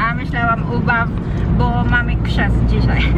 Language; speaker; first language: Polish; non-native, learner; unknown